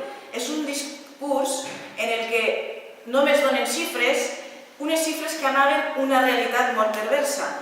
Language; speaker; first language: Catalan; native; Catalan